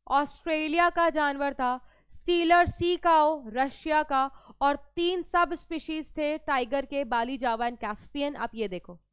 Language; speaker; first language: Hindi; native; Hindi